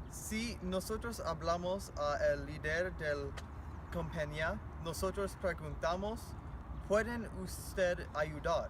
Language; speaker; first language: Spanish; non-native, learner; English